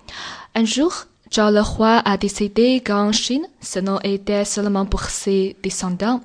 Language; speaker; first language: French; non-native, learner; Chinese